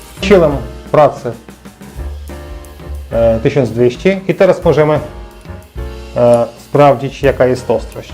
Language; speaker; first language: Polish; non-native, learner; Ukrainian